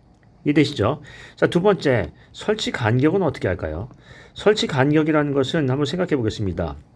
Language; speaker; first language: Korean; native; Korean